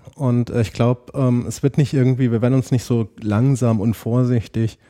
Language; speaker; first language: German; native; German